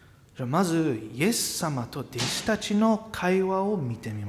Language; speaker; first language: Japanese; non-native, fluent; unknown